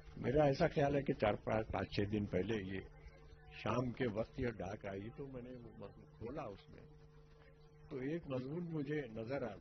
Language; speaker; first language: Urdu; native; Urdu